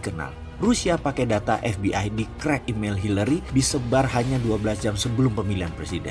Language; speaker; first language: Indonesian; native; Indonesian